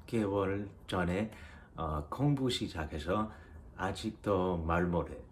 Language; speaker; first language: Korean; non-native, learner; English